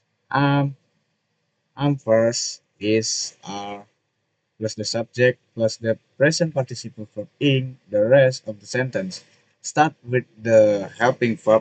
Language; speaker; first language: English; non-native, learner; Indonesian